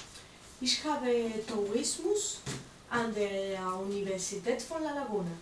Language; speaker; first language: German; non-native, learner; Spanish